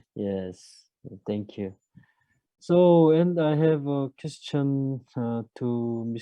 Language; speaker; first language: English; non-native, fluent; Korean